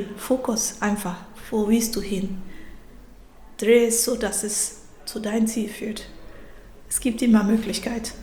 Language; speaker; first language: German; non-native, fluent; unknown